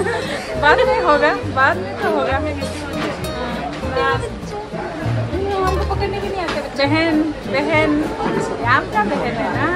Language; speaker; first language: Hindi; non-native, local second language; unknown